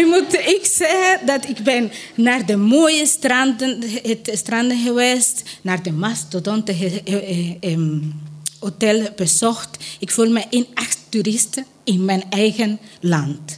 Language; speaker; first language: Dutch; non-native, learner; Spanish